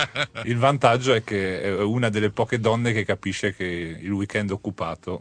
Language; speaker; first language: Italian; native; Italian